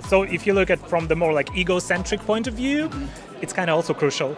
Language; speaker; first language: English; non-native, fluent; Polish